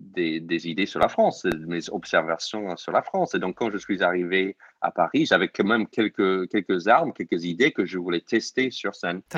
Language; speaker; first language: French; non-native, fluent; English